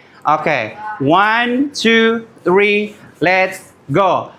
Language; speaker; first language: English; non-native, learner; Indonesian